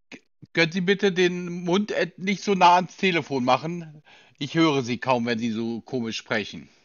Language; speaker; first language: German; native; German